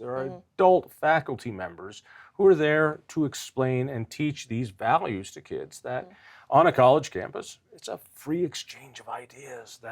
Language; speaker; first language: English; native; English